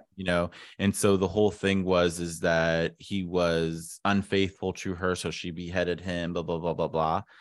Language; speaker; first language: English; native; English